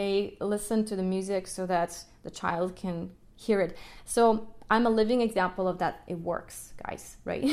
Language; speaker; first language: English; non-native, fluent; Russian